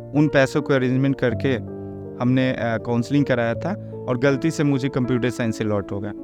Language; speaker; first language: Hindi; native; Hindi